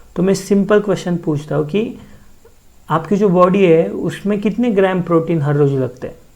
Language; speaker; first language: Hindi; non-native, local second language; Marathi